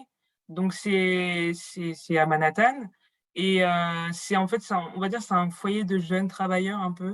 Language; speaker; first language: French; native; French